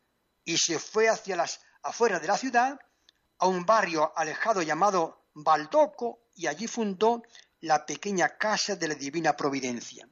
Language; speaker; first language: Spanish; native; Spanish